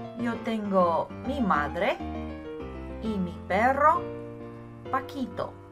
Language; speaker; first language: Spanish; non-native, learner; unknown